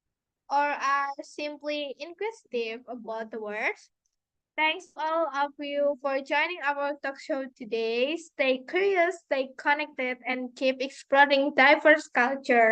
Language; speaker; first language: English; non-native, fluent; Indonesian